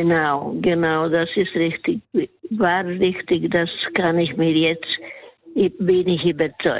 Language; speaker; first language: German; non-native, learner; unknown